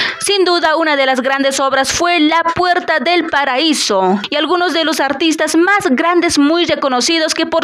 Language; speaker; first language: Spanish; native; Spanish